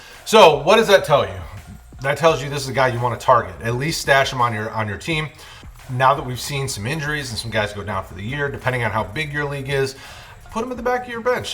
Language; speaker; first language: English; native; English